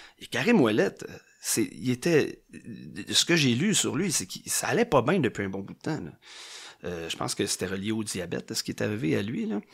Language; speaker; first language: French; native; French